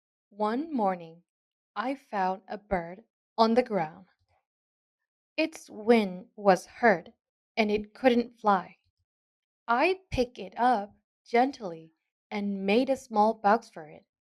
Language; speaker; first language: English; non-native, fluent; Burmese